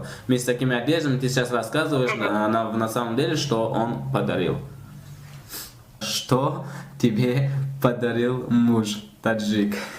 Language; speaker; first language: Russian; non-native, learner; Tajik